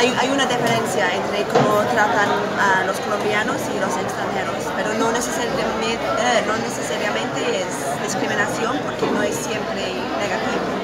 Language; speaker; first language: Spanish; non-native, fluent; English